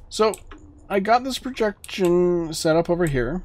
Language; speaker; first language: English; native; English